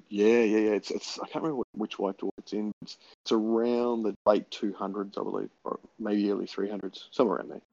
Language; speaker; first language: English; native; English